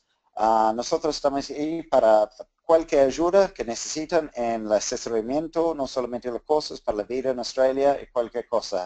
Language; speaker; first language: Spanish; non-native, fluent; English